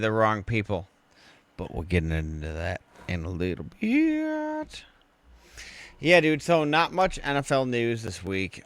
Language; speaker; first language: English; native; English